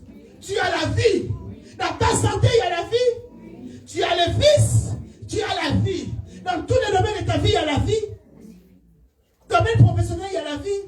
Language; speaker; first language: French; non-native, local second language; Lingala